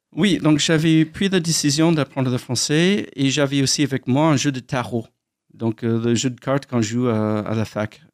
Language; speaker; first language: French; non-native, fluent; English